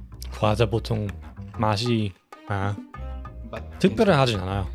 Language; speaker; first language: Korean; non-native, fluent; German